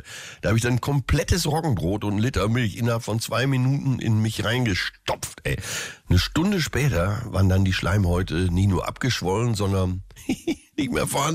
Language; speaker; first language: German; native; German